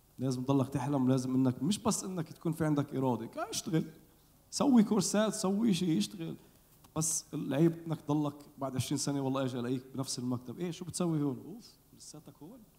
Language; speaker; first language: Arabic; native; Arabic